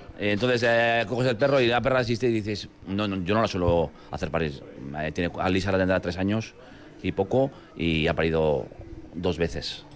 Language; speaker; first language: Spanish; native; Spanish